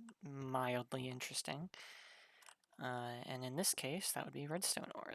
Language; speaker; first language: English; native; English